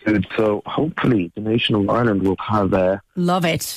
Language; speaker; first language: English; native; English